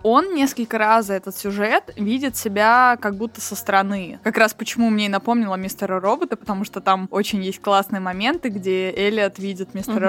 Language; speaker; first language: Russian; native; Russian